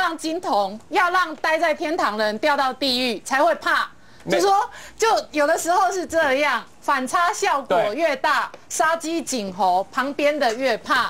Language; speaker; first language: Chinese; native; Chinese